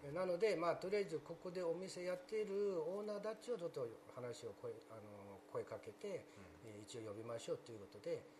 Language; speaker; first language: Japanese; non-native, fluent; Korean